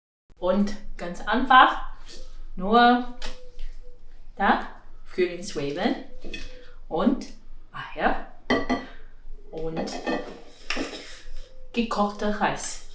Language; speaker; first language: German; non-native, learner; Chinese